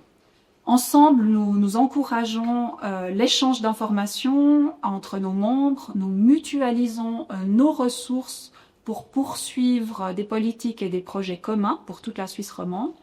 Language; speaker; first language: French; native; French